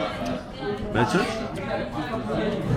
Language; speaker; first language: English; non-native, learner; Turkish